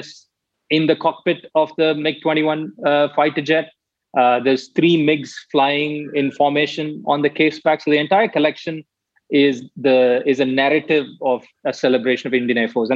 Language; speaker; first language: English; non-native, local second language; Tamil